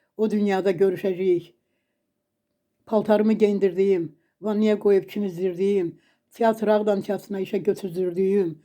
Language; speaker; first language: Azerbaijani; native; Azerbaijani